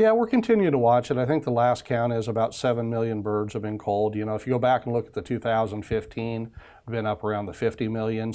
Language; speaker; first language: English; native; English